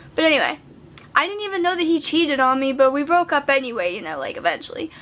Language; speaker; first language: English; native; English